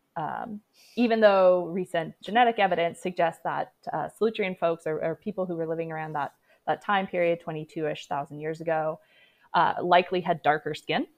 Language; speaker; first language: English; native; English